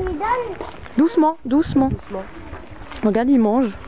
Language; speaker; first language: French; native; French